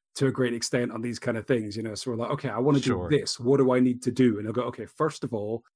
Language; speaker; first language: English; native; English